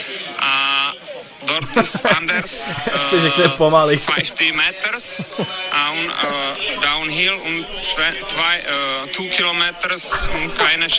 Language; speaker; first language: German; non-native, learner; Czech